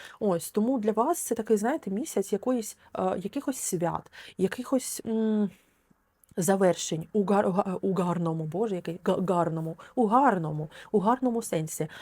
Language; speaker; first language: Ukrainian; non-native, local second language; Russian